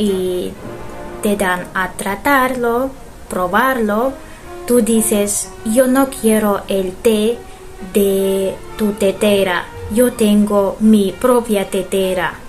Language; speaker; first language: Spanish; non-native, fluent; Russian